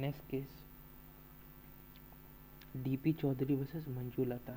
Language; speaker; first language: Hindi; native; Hindi